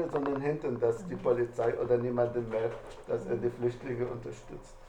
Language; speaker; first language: German; non-native, fluent; Arabic